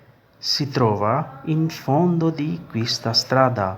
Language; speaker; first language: Italian; non-native, learner; Urdu